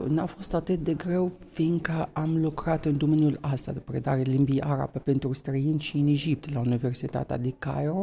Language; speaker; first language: Romanian; non-native, fluent; Arabic